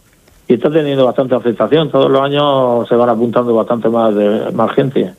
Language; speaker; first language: Spanish; native; Spanish